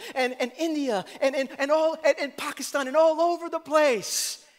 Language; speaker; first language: English; native; English